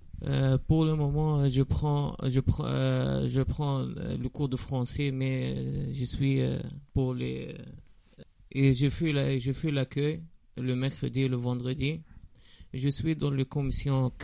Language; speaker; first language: French; non-native, learner; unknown